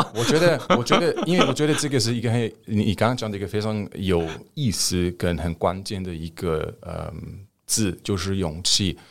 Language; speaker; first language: Chinese; non-native, fluent; German